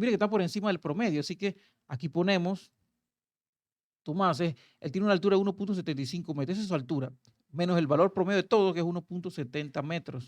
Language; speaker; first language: Spanish; native; Spanish